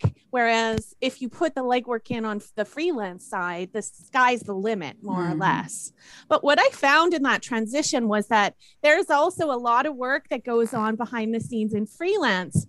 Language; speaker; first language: English; native; English